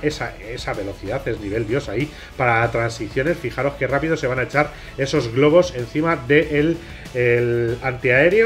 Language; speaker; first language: Spanish; native; Spanish